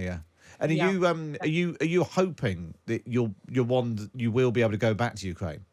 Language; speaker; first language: English; native; English